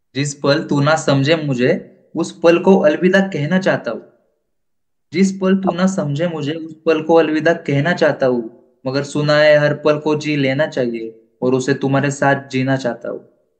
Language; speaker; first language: Hindi; non-native, local second language; Marathi